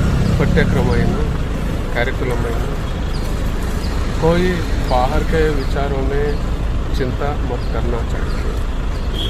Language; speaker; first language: Hindi; non-native, local second language; Kannada